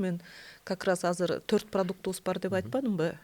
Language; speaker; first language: Russian; non-native, local second language; Kyrgyz